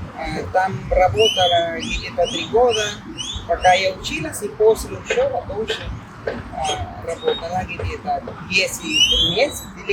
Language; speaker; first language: Russian; non-native, fluent; Spanish